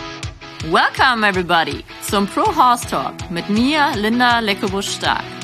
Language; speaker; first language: German; native; German